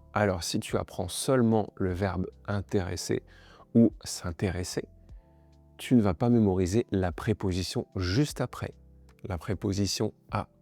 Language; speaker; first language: French; native; French